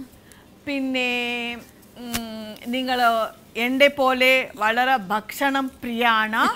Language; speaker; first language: Malayalam; non-native, fluent; Kannada